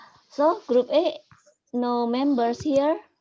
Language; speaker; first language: English; non-native, learner; Indonesian